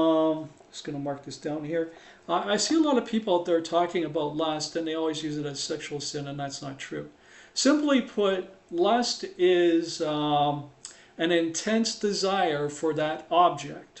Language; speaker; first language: English; native; English